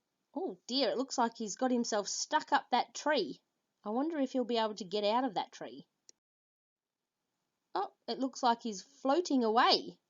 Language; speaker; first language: English; native; English